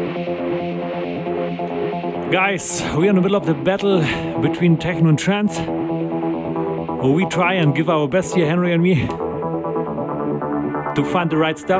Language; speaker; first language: English; non-native, fluent; German